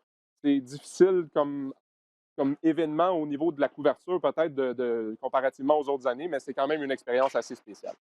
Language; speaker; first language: French; native; French